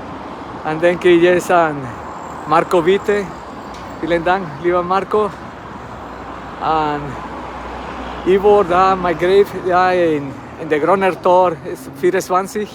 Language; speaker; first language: German; non-native, fluent; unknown